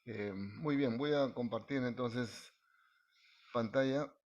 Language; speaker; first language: Spanish; native; Spanish